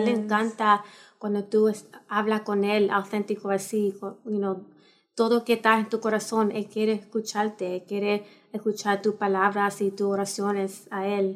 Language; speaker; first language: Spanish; early bilingual, heritage; Spanish